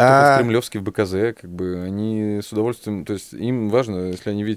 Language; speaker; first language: Russian; native; Russian